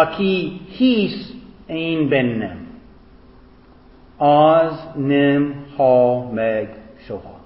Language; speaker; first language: Hungarian; non-native, fluent; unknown